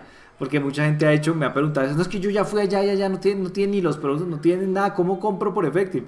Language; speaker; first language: Spanish; native; Spanish